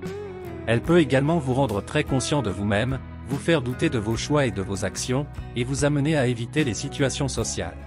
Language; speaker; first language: French; native; French